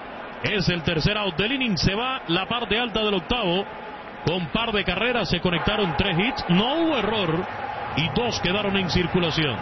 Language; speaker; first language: Spanish; native; Spanish